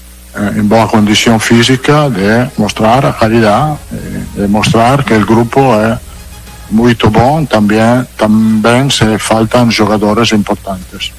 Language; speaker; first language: Portuguese; non-native, learner; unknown